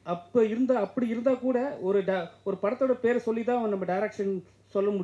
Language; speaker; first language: Tamil; native; Tamil